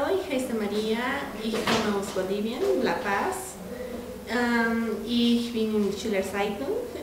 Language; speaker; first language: German; non-native, learner; Spanish